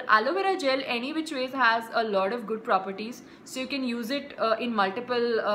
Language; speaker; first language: English; non-native, local second language; Hindi